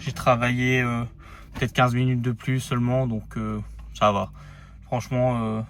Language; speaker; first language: French; native; French